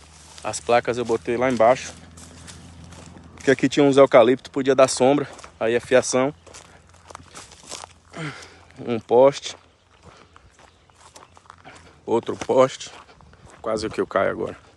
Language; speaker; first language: Portuguese; native; Portuguese